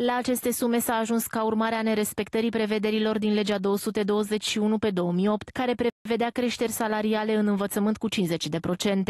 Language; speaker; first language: Romanian; native; Romanian